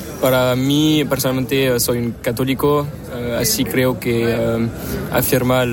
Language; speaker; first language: Spanish; non-native, learner; French